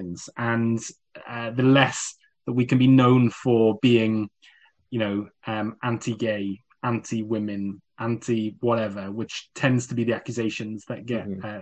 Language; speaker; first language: English; native; English